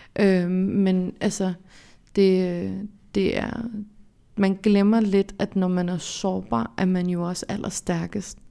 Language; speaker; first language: Danish; early bilingual, other home language; Central Kurdish